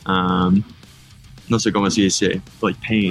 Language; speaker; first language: Spanish; non-native, learner; English